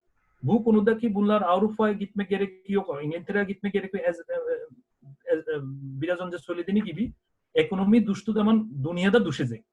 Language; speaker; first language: Turkish; non-native, fluent; Bangla